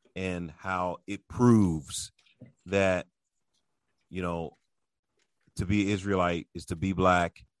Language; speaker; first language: English; early bilingual, other home language; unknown